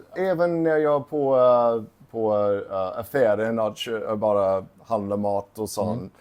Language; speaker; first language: Swedish; non-native, fluent; English